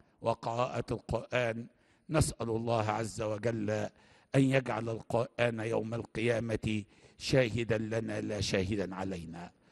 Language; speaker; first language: Arabic; native; Arabic